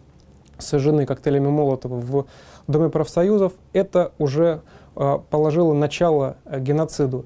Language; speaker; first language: Russian; native; Russian